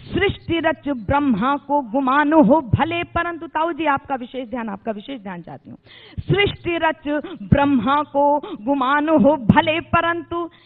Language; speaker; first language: Hindi; native; Hindi